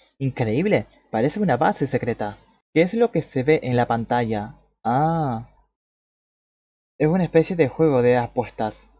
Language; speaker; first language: Spanish; native; Spanish